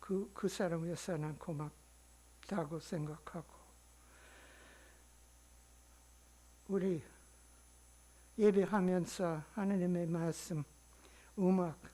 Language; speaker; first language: Korean; non-native, learner; English